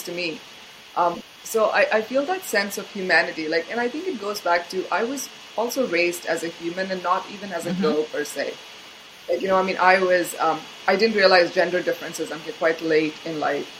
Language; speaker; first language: English; non-native, local second language; Hindi